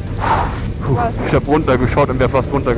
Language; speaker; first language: German; native; German